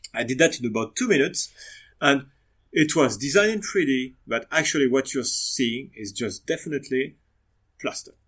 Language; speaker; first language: English; non-native, fluent; French